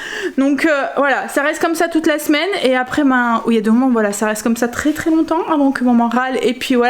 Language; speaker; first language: French; native; French